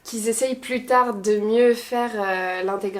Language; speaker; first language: French; native; French